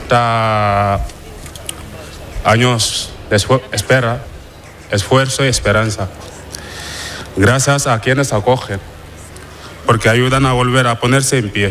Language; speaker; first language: Spanish; non-native, fluent; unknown